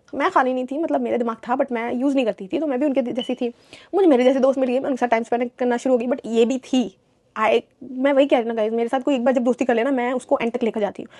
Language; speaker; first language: Urdu; native; Urdu